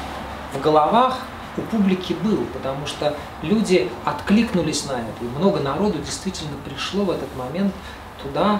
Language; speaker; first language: Russian; native; Russian